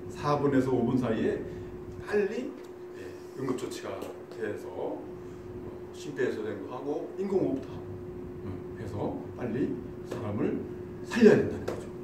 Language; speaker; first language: Korean; native; Korean